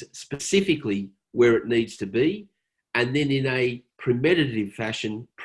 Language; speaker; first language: English; native; English